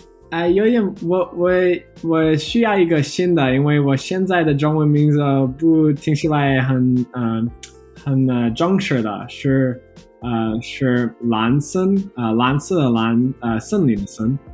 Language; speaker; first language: Chinese; non-native, learner; English